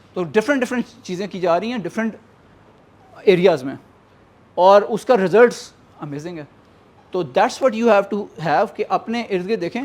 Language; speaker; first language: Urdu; native; Urdu